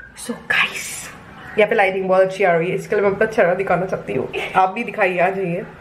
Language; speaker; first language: Hindi; non-native, local second language; Marathi